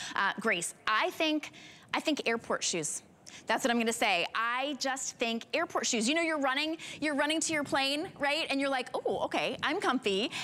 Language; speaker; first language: English; native; English